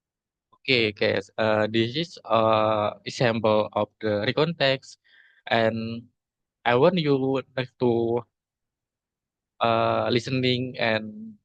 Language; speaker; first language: English; non-native, learner; Indonesian